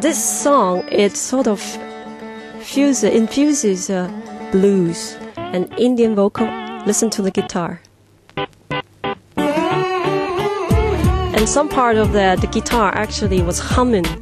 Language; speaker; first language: English; non-native, fluent; Chinese